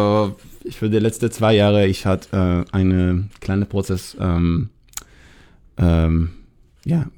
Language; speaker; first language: German; non-native, fluent; Hebrew